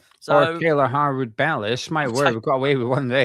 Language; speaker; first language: English; native; English